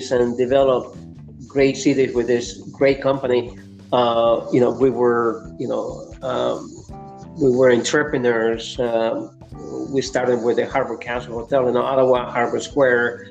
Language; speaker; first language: English; non-native, fluent; Spanish